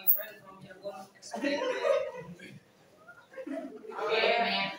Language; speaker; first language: English; non-native, learner; Indonesian